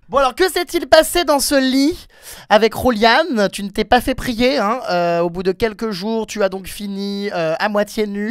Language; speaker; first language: French; native; French